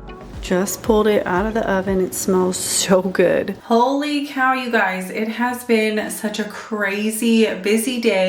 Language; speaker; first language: English; native; English